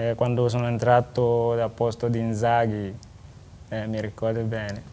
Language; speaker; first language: Italian; non-native, learner; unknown